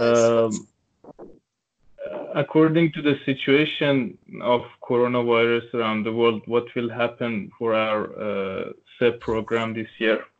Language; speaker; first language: English; non-native, local second language; Turkish